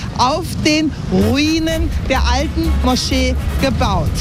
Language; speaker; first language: German; native; German